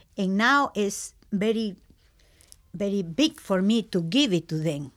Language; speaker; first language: English; non-native, learner; Spanish